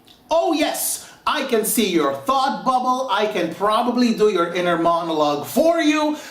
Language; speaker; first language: English; non-native, fluent; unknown